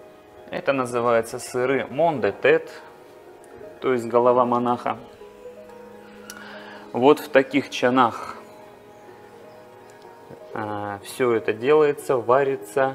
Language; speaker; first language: Russian; native; Russian